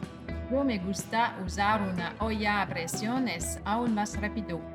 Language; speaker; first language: Spanish; non-native, learner; French